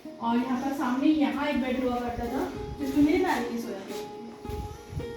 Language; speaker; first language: Hindi; non-native, local second language; Bangla